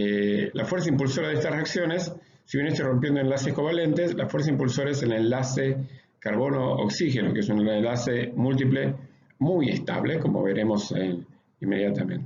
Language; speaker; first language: Spanish; native; Spanish